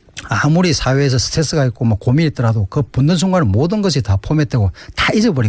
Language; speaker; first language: Korean; native; Korean